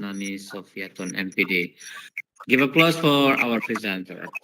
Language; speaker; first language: English; non-native, fluent; Indonesian